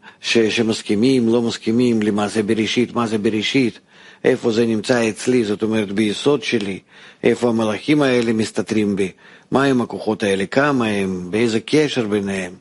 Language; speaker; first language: Hebrew; non-native, fluent; Russian